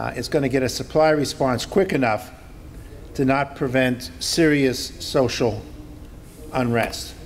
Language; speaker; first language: English; native; English